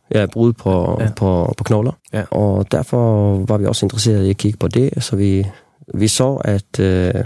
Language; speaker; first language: Danish; non-native, local second language; Faroese